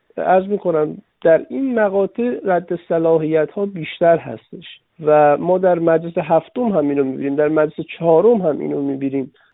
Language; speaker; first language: Persian; native; Persian